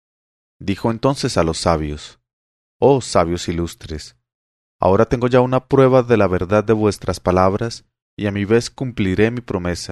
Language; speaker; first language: Spanish; native; Spanish